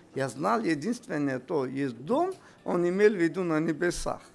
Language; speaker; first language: Russian; non-native, local second language; Armenian